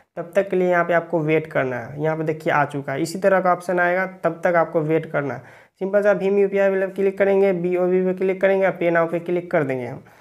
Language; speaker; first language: Hindi; native; Hindi